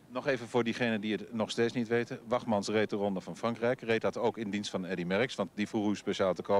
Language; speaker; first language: Dutch; native; Dutch